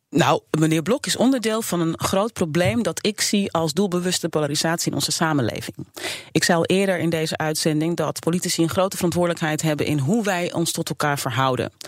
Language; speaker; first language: Dutch; native; Dutch